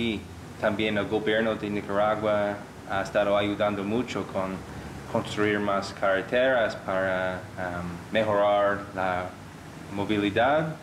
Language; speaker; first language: Spanish; non-native, fluent; English